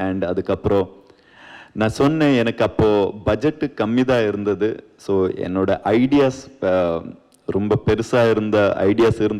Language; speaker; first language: Tamil; non-native, learner; Kannada